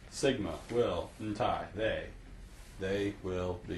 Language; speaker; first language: English; native; English